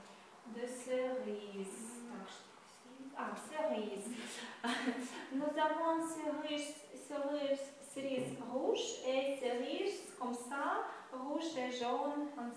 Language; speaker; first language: French; non-native, learner; Russian